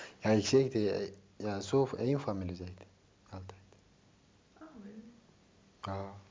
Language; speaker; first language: Dutch; non-native, learner; Turkish